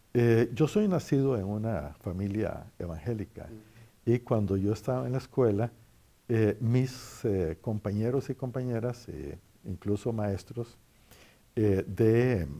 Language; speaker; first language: Spanish; native; Spanish